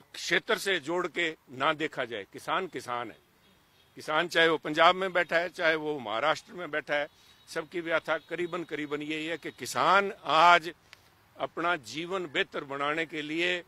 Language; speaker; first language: Hindi; native; Hindi